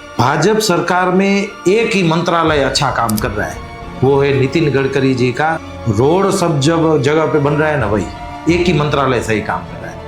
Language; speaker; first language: Hindi; non-native, local second language; Gujarati